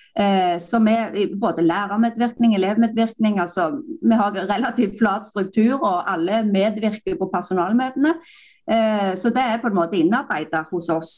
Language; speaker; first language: Norwegian; native; Norwegian